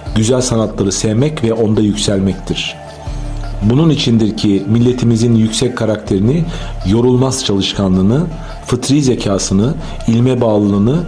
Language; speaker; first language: Turkish; native; Turkish